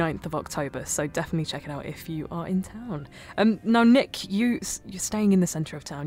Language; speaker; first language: English; native; English